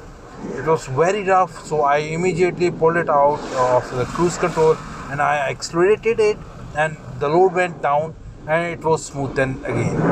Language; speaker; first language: English; non-native, fluent; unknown